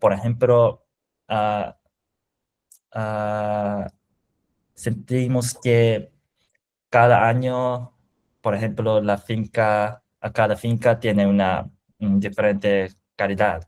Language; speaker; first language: Spanish; non-native, fluent; Japanese